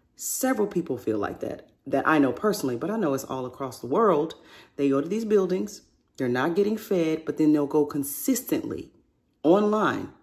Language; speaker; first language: English; native; English